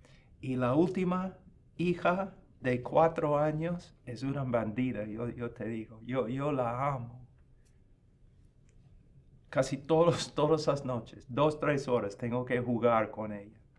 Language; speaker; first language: Spanish; non-native, fluent; English